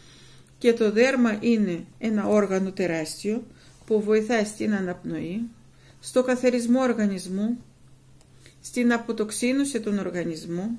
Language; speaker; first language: Greek; non-native, fluent; Russian